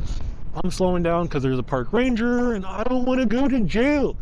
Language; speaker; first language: English; native; English